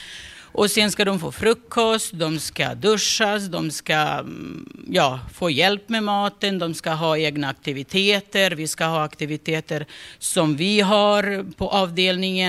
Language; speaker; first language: Swedish; non-native, fluent; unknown